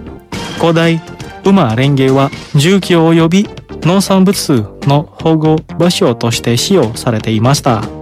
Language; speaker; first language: Japanese; non-native, fluent; Indonesian